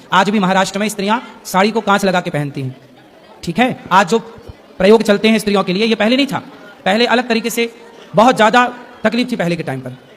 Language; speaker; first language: Hindi; native; Hindi